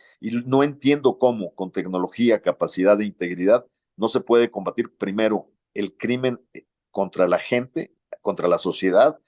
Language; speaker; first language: Spanish; native; Spanish